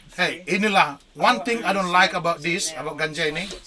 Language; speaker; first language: English; non-native, fluent; Indonesian